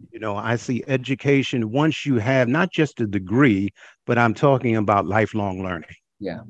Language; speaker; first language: English; native; English